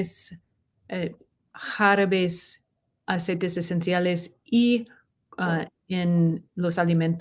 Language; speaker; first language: Spanish; non-native, learner; English